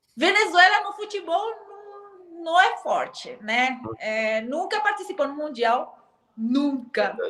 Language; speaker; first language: Portuguese; non-native, fluent; Spanish